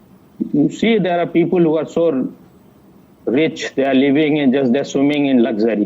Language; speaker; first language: English; non-native, fluent; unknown